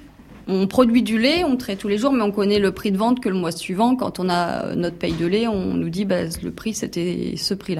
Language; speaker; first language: French; native; French